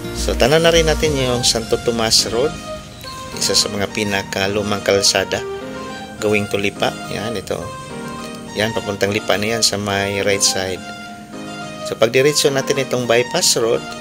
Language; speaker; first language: Filipino; native; Filipino